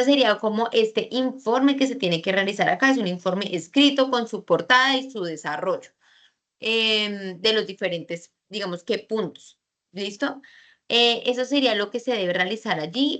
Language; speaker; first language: Spanish; native; Spanish